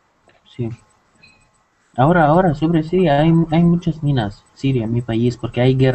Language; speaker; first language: Spanish; non-native, learner; Arabic